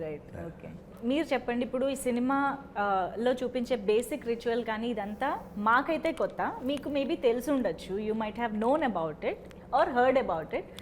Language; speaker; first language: Telugu; native; Telugu